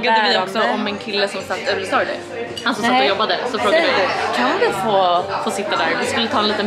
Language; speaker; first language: Swedish; native; Swedish